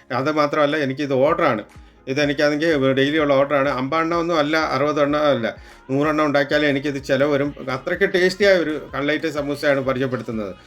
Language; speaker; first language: Malayalam; native; Malayalam